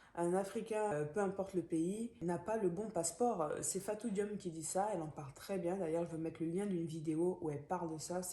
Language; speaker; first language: French; native; French